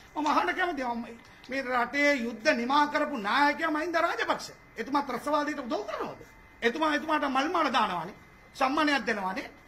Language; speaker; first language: Sinhala; non-native, local second language; Tamil